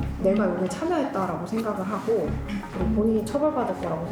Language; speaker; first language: Korean; native; Korean